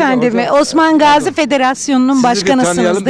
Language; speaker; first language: Turkish; native; Turkish